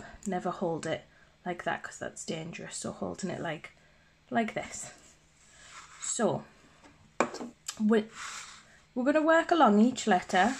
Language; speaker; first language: English; native; English